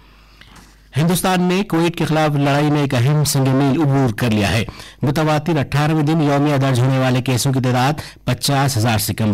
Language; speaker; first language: Urdu; native; Urdu